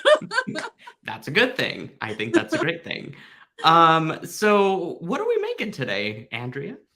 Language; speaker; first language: English; native; English